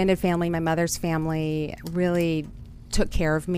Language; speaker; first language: English; early bilingual, other home language; German